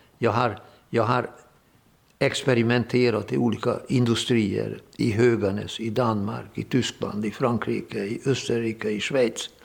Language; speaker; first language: Swedish; non-native, fluent; Hungarian